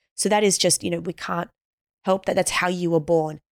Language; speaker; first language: English; native; English